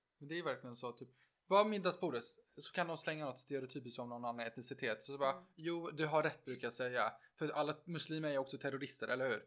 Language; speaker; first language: Swedish; early bilingual, other home language; Turkish